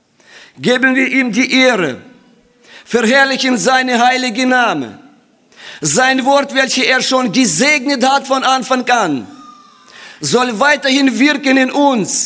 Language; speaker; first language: German; non-native, fluent; Russian